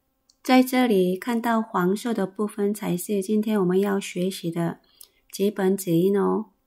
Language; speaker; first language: Chinese; non-native, fluent; Korean